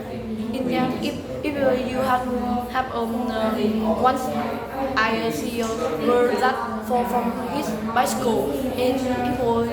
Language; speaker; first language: English; non-native, learner; Vietnamese